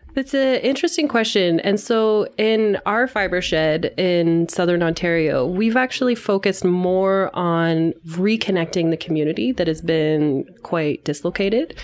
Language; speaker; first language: English; native; English